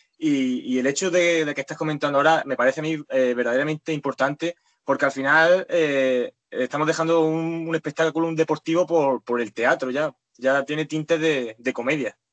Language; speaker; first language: Spanish; native; Spanish